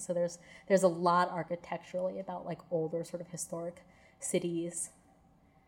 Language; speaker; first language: English; native; English